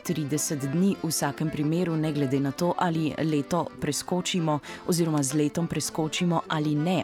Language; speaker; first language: Slovenian; native; Slovenian